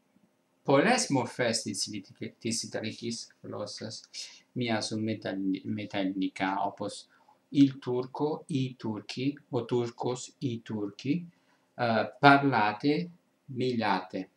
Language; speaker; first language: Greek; non-native, fluent; Italian